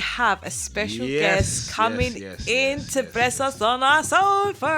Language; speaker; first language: English; native; English